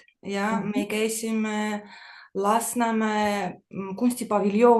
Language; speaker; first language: Estonian; non-native, learner; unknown